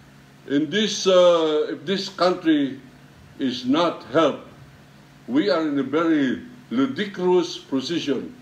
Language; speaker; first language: English; non-native, local second language; Filipino